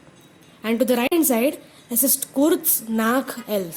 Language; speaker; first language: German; non-native, fluent; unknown